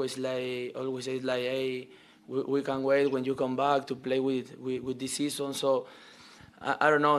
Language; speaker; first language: English; non-native, learner; Spanish